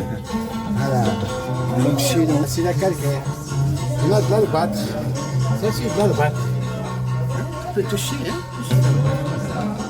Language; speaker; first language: French; non-native, learner; Arabic